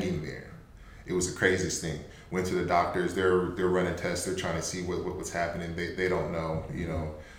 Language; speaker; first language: English; native; English